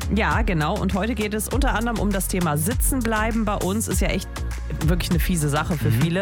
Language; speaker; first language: German; native; German